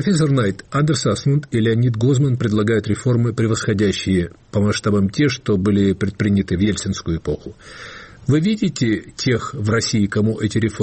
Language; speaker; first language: Russian; native; Russian